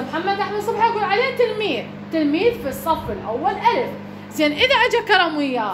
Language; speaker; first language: Arabic; native; Arabic